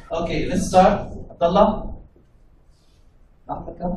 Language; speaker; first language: English; non-native, learner; Arabic